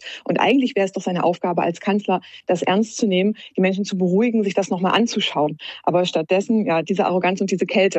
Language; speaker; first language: German; native; German